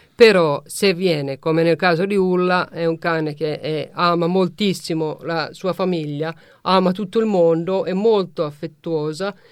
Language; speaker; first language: Italian; non-native, fluent; Finnish